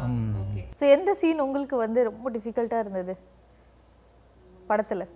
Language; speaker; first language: Tamil; native; Tamil